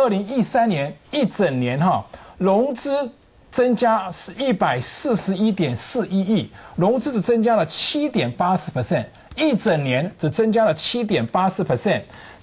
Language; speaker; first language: Chinese; native; Chinese